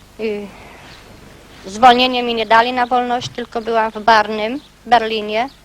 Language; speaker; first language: Polish; native; Polish